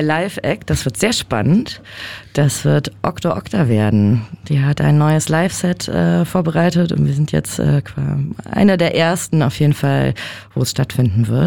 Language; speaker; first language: German; native; German